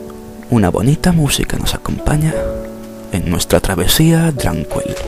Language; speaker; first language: Spanish; native; Spanish